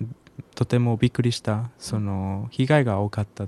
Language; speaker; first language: Japanese; non-native, learner; Spanish